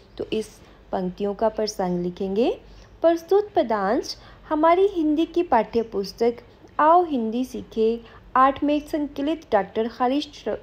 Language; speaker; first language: Hindi; non-native, local second language; Punjabi